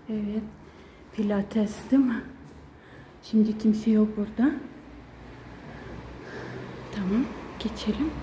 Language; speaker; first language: Turkish; non-native, learner; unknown